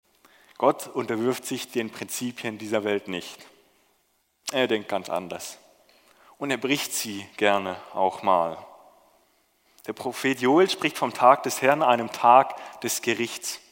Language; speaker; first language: German; native; German